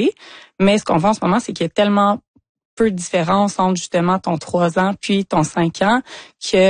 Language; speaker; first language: French; native; French